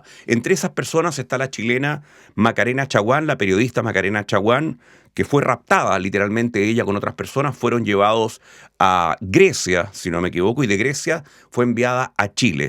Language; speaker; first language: Spanish; native; Spanish